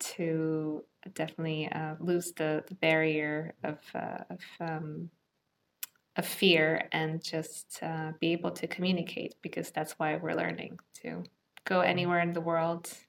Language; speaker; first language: English; native; English